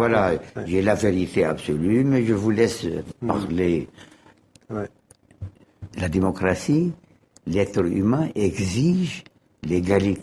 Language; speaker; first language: French; non-native, fluent; Arabic